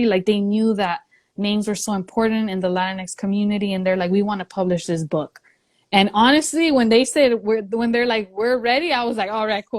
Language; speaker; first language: English; early bilingual, other home language; Spanish